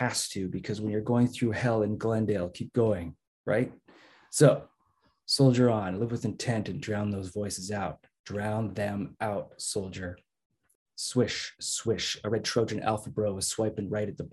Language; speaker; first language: English; native; English